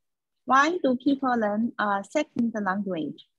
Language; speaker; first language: English; non-native, learner; Chinese